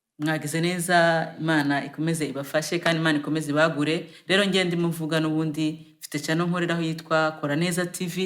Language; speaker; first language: Kinyarwanda; native; Kinyarwanda